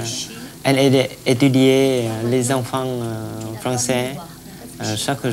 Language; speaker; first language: French; non-native, learner; Vietnamese